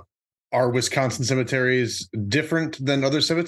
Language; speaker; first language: English; native; English